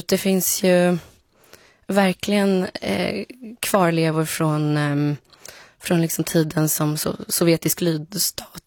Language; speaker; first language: Swedish; early bilingual, other home language; Polish